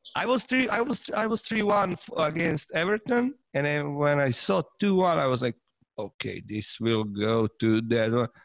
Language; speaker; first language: English; non-native, fluent; Serbian